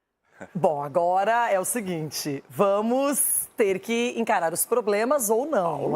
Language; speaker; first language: Portuguese; native; Portuguese